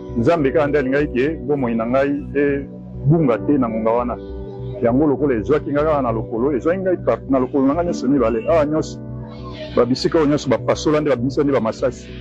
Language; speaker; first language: Lingala; native; Lingala